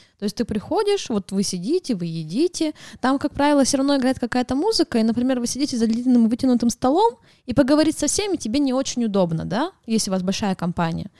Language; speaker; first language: Russian; native; Russian